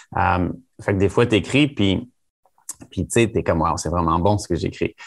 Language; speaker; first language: French; native; French